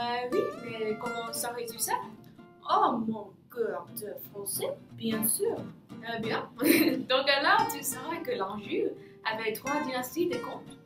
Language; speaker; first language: French; non-native, learner; English